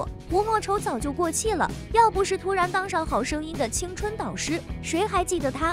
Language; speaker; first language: Chinese; native; Chinese